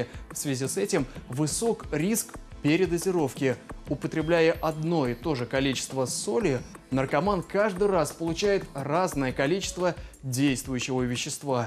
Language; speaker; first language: Russian; native; Russian